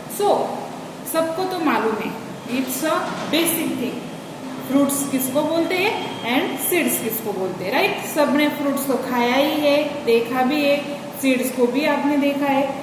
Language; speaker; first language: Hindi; non-native, local second language; Marathi